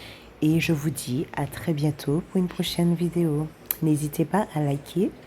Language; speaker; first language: French; native; French